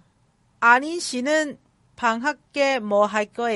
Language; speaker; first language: Korean; non-native, learner; Cantonese